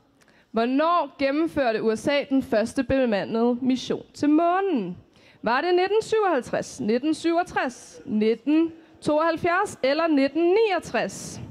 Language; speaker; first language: Danish; native; Danish